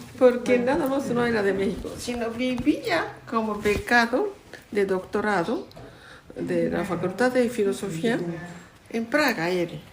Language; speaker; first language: Spanish; non-native, fluent; Japanese